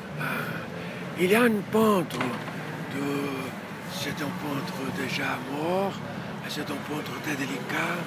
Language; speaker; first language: French; non-native, learner; Portuguese